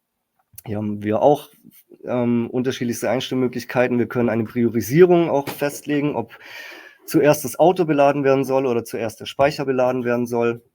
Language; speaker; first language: German; native; German